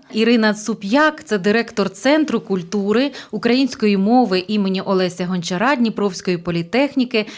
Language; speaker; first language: Ukrainian; native; Ukrainian